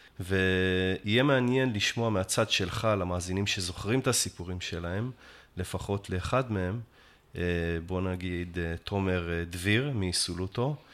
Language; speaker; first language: Hebrew; native; Hebrew